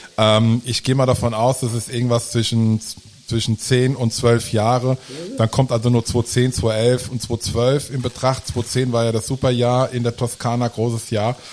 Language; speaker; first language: German; early bilingual, other home language; Italian